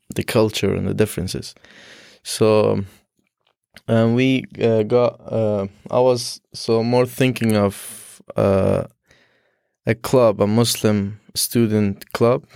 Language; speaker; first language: English; non-native, learner; Persian